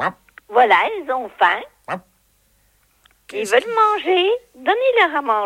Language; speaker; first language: French; native; French